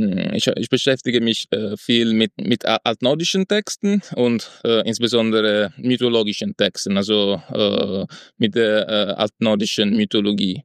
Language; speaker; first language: German; non-native, fluent; Italian